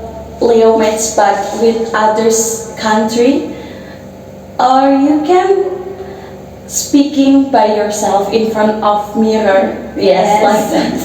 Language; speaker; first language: English; non-native, learner; Indonesian